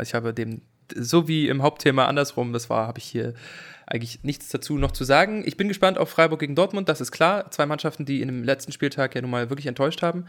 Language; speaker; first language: German; native; German